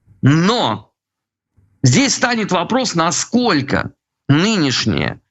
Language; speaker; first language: Russian; native; Russian